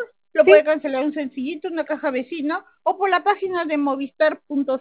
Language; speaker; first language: Spanish; native; Spanish